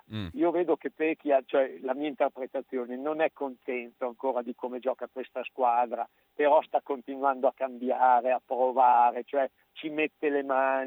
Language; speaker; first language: Italian; native; Italian